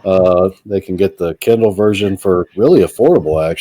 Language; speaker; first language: English; native; English